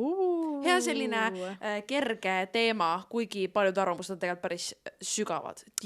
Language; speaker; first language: Estonian; native; Estonian